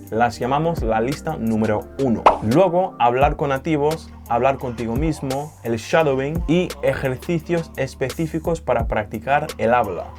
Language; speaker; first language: Spanish; non-native, fluent; English